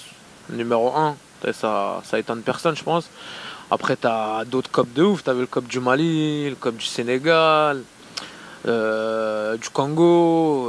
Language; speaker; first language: French; native; French